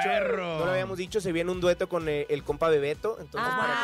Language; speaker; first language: Spanish; native; Spanish